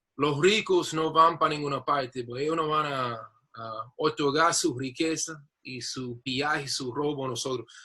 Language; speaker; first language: Spanish; non-native, fluent; English